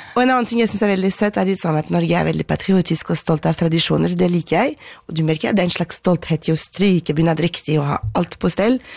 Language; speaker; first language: Norwegian; non-native, fluent; French